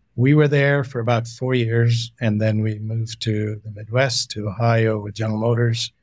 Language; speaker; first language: English; non-native, local second language; Hindi